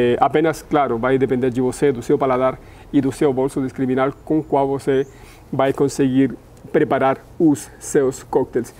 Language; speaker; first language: Portuguese; non-native, fluent; Spanish